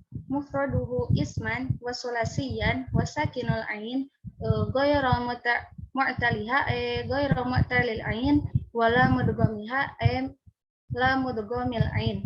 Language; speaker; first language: Arabic; non-native, learner; Indonesian